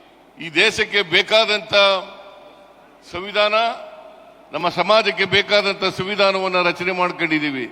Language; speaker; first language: Kannada; native; Kannada